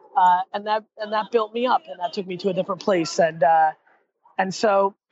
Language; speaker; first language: English; native; English